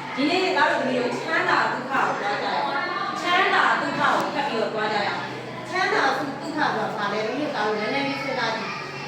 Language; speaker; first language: Burmese; native; Burmese